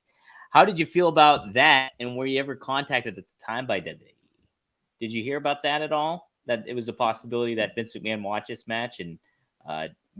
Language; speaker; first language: English; native; English